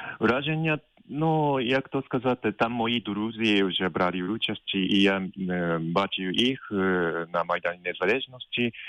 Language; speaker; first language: Ukrainian; non-native, fluent; Japanese